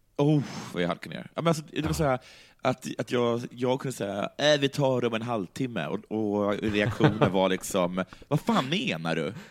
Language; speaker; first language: Swedish; native; Swedish